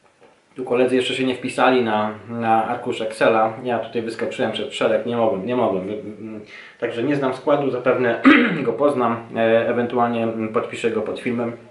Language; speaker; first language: Polish; native; Polish